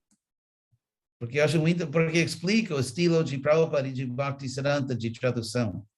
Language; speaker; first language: Portuguese; non-native, fluent; English